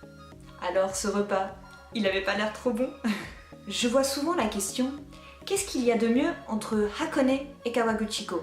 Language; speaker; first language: French; native; French